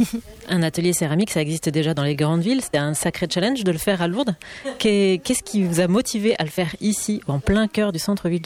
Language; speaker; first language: French; native; French